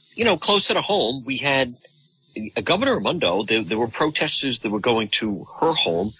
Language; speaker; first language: English; native; English